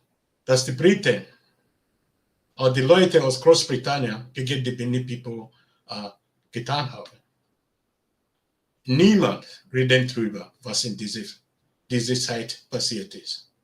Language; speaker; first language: German; non-native, learner; Bini